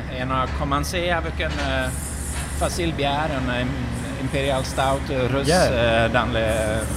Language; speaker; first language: French; non-native, learner; Swedish